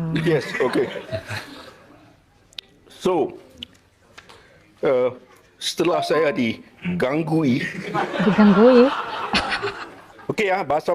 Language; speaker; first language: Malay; non-native, local second language; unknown